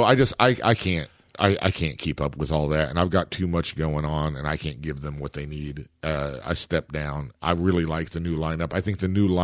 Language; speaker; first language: English; native; English